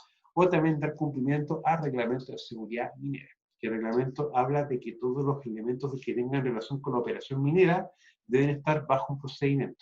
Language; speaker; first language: Spanish; native; Spanish